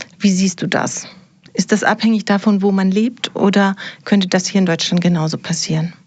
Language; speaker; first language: German; native; German